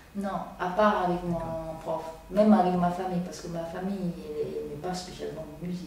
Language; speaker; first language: French; non-native, learner; Japanese